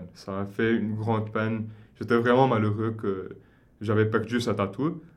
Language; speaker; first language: French; non-native, local second language; Arabic